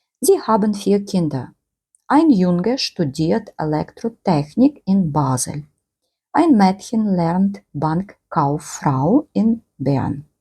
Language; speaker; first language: German; non-native, fluent; Ukrainian